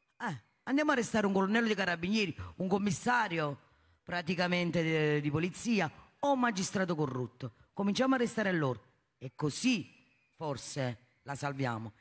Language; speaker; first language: Italian; native; Italian